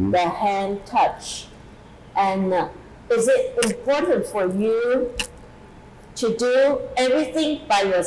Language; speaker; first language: English; non-native, fluent; Chinese